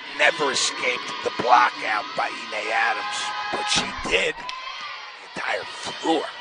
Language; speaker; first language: English; native; English